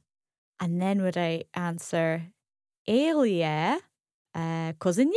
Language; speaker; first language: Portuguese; non-native, learner; English